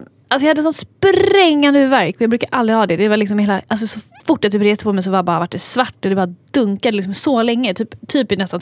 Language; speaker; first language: Swedish; native; Swedish